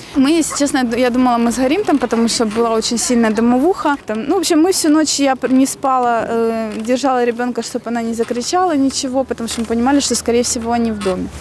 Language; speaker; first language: Russian; native; Russian